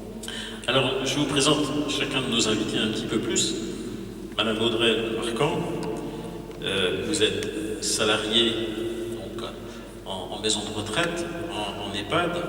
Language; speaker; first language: French; native; French